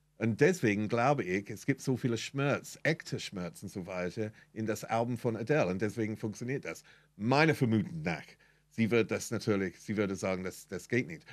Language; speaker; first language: German; non-native, fluent; English